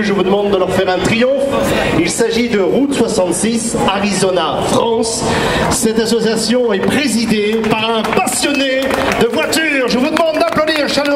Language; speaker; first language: French; native; French